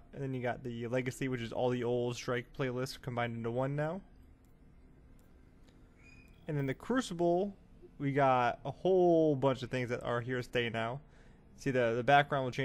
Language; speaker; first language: English; native; English